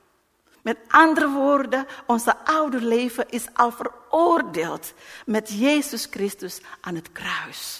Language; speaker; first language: Dutch; non-native, learner; Indonesian